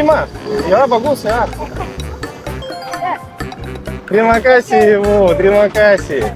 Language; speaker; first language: Indonesian; non-native, learner; English